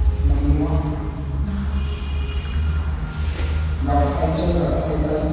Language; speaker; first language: Vietnamese; non-native, learner; Hindi